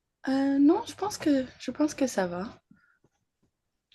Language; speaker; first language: French; early bilingual, other home language; English